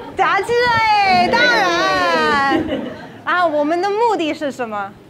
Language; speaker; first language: Chinese; non-native, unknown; English